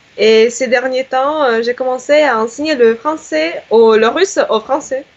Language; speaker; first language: French; non-native, fluent; Russian